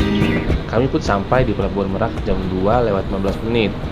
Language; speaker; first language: Indonesian; native; Indonesian